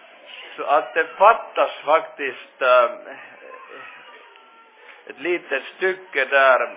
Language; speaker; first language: Swedish; non-native, fluent; Finnish